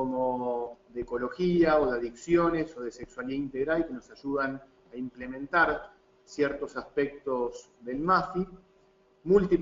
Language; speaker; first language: Spanish; native; Spanish